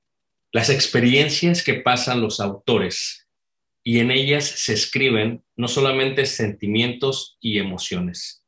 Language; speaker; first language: Spanish; native; Spanish